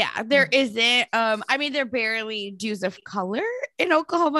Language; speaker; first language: English; non-native, local second language; Marathi